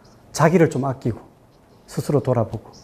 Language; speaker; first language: Korean; native; Korean